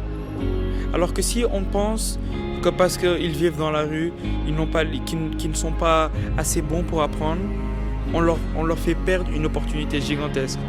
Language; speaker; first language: French; non-native, local second language; Wolof